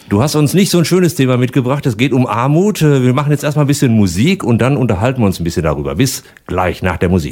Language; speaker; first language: German; native; German